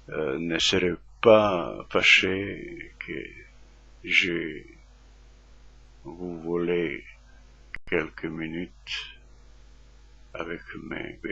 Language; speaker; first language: French; non-native, fluent; Croatian